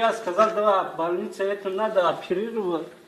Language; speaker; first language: Russian; non-native, learner; Tajik